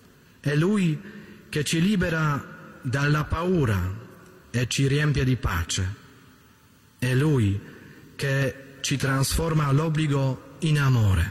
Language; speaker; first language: Italian; native; Italian